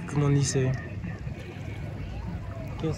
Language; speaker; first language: Spanish; non-native, learner; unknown